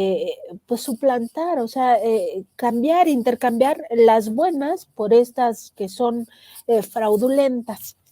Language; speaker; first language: Spanish; native; Spanish